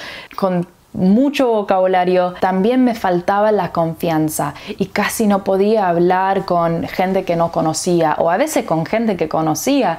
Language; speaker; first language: Spanish; early bilingual, heritage; English